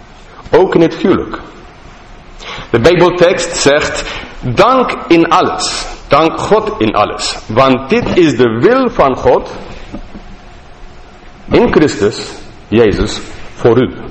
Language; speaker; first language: Dutch; non-native, fluent; English